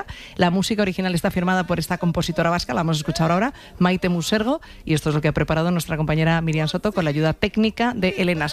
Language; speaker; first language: Spanish; native; Spanish